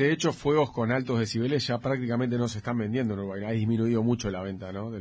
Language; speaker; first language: Spanish; native; Spanish